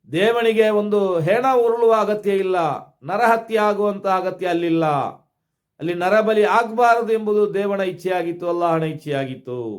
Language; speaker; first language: Kannada; non-native, local second language; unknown